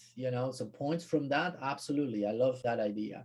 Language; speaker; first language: English; non-native, fluent; Polish